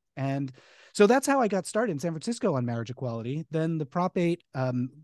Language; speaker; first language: English; native; English